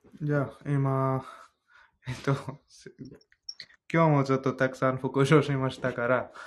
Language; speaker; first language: Japanese; non-native, fluent; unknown